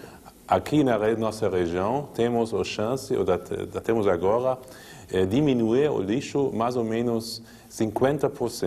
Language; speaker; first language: Portuguese; non-native, learner; German